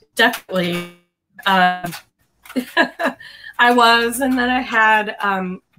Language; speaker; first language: English; native; English